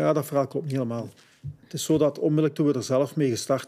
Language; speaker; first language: Dutch; native; Dutch